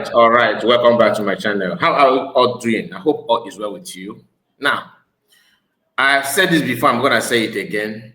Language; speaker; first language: English; non-native, local second language; Igbo